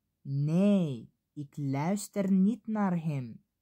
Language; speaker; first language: Dutch; non-native, fluent; Arabic